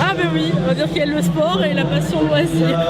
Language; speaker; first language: French; native; French